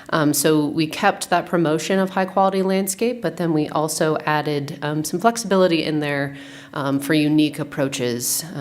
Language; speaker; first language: English; native; English